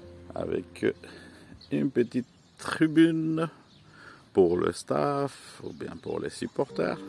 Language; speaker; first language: French; non-native, fluent; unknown